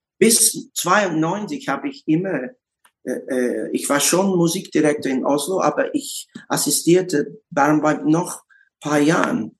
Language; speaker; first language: German; non-native, learner; English